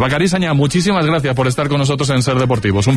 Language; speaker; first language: Spanish; native; Spanish